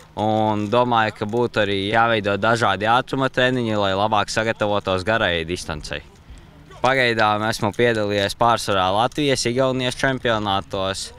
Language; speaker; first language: Latvian; native; Latvian